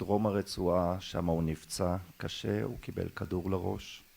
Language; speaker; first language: Hebrew; early bilingual, other home language; German